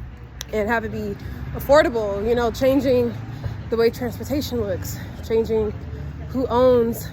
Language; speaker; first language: English; native; English